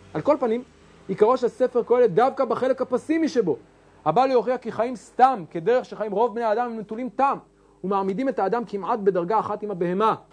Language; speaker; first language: Hebrew; native; Hebrew